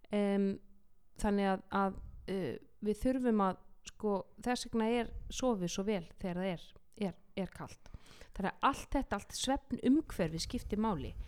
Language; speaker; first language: Icelandic; native; Icelandic